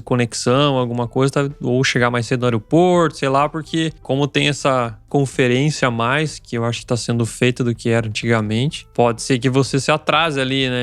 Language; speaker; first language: Portuguese; native; Portuguese